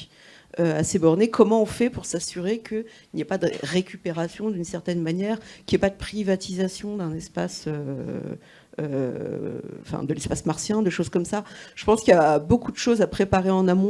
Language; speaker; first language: French; native; French